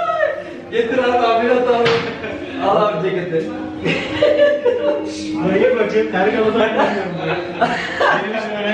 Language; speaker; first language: Turkish; native; Turkish